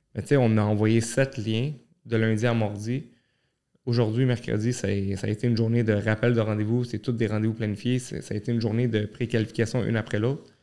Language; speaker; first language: French; early bilingual, other home language; Arabic